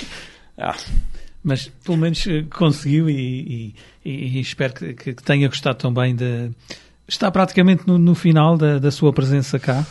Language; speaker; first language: Portuguese; native; Portuguese